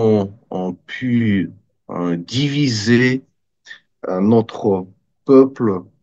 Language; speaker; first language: French; non-native, fluent; Russian